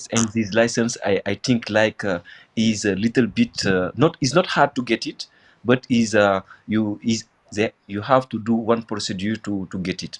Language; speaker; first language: English; non-native, local second language; Wolof